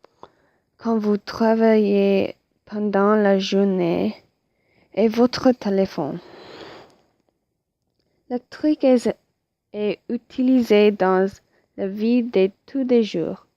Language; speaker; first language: French; non-native, learner; English